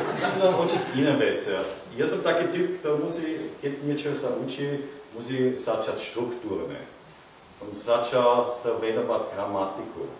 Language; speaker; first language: Slovak; non-native, learner; German